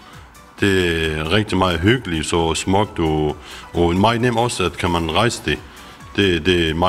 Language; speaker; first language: Danish; non-native, learner; Kurdish